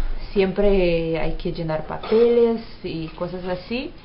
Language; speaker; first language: Spanish; non-native, fluent; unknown